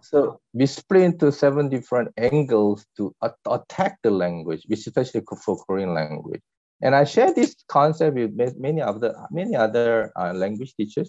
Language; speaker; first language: English; non-native, fluent; Korean